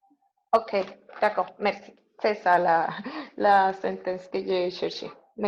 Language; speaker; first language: French; non-native, learner; Spanish